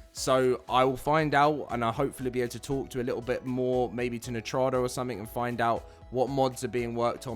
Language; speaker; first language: English; native; English